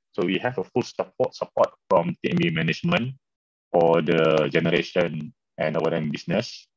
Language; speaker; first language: English; non-native, local second language; Malay